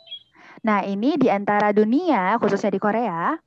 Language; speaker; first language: Indonesian; native; Indonesian